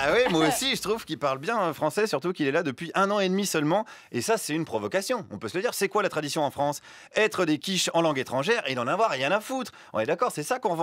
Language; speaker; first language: French; native; French